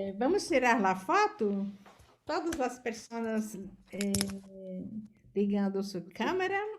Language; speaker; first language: Portuguese; non-native, learner; Spanish